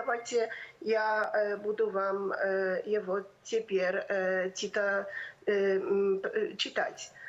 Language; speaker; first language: Russian; non-native, fluent; Polish